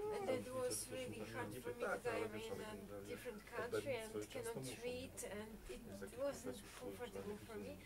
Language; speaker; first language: English; non-native, fluent; Polish